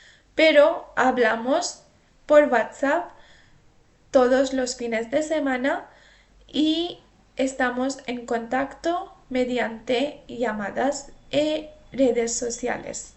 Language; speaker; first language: Spanish; non-native, fluent; Urdu